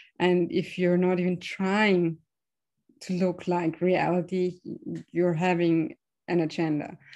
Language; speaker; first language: English; non-native, fluent; German